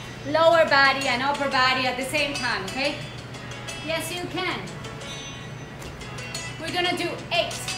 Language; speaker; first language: English; non-native, fluent; Spanish